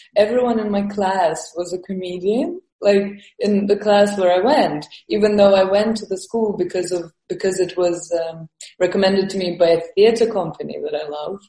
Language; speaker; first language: English; early bilingual, other home language; Estonian